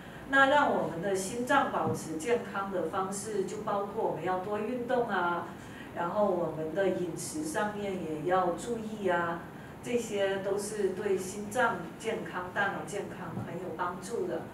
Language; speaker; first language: Chinese; native; Chinese